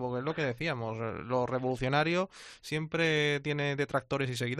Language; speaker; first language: Spanish; native; Spanish